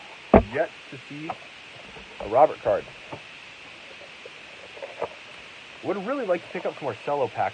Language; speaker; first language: English; native; English